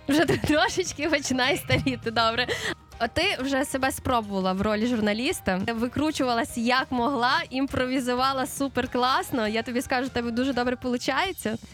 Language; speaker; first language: Ukrainian; native; Ukrainian